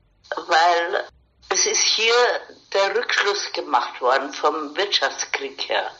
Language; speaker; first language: German; native; German